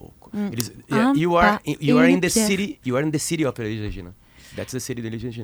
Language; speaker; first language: English; non-native, learner; Portuguese